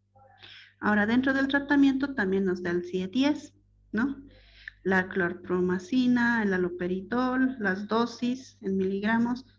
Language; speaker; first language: Spanish; native; Spanish